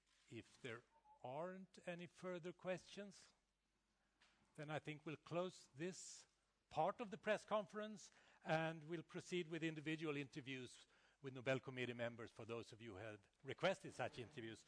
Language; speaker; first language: English; non-native, fluent; Swedish